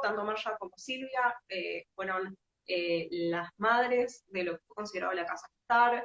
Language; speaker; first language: Spanish; native; Spanish